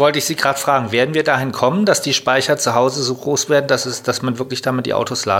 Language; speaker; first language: German; native; German